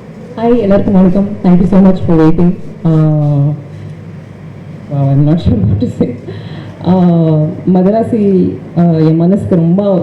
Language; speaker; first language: Tamil; non-native, learner; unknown